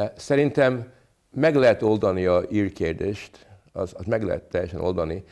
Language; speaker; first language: Hungarian; early bilingual, other home language; English